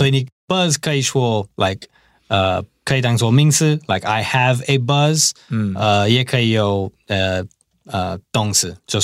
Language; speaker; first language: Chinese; non-native, fluent; English